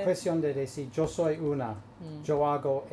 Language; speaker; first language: Spanish; non-native, fluent; English